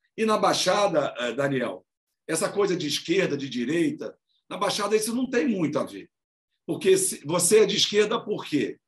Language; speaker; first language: Portuguese; native; Portuguese